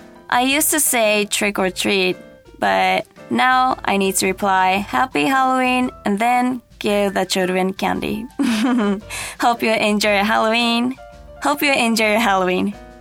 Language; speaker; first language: English; non-native, learner; Japanese